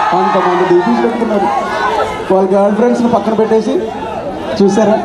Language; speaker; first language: Telugu; native; Telugu